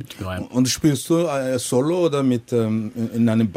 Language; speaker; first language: German; non-native, fluent; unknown